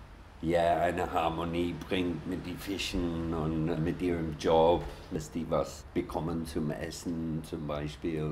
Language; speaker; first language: German; non-native, fluent; English